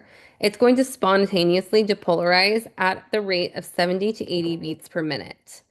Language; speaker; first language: English; native; English